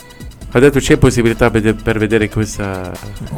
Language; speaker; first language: Italian; non-native, learner; Arabic